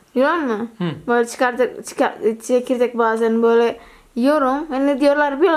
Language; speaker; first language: Turkish; non-native, learner; Indonesian